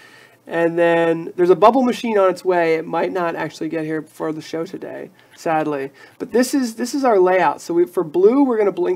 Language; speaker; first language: English; native; English